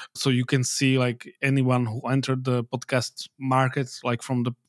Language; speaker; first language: English; non-native, fluent; Slovak